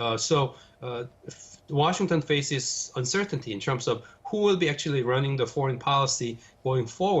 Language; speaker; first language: English; non-native, fluent; Korean